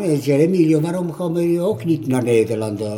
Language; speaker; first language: Dutch; non-native, learner; Italian